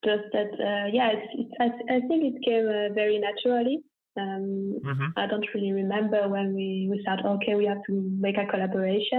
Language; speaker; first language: English; non-native, fluent; French